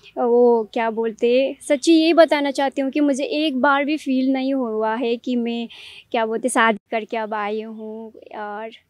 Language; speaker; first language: Hindi; non-native, local second language; Nepali